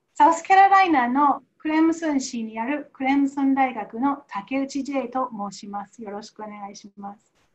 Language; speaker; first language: Japanese; non-native, fluent; English